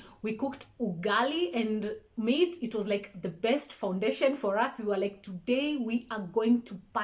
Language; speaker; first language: English; non-native, local second language; Swahili